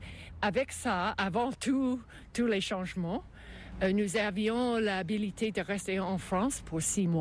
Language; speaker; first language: French; non-native, local second language; English